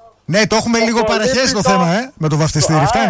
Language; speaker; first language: Greek; native; Greek